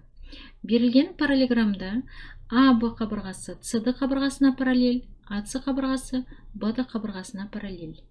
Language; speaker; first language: Kazakh; native; Kazakh